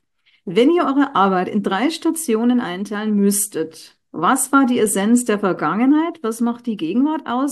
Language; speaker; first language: German; native; German